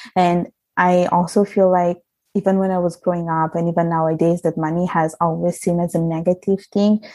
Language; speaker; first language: English; non-native, fluent; Italian